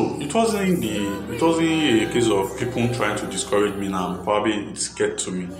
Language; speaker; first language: English; non-native, local second language; Yoruba